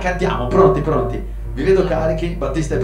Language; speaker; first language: Italian; native; Italian